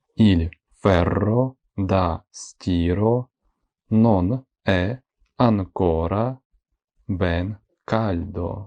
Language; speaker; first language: Italian; non-native, fluent; Ukrainian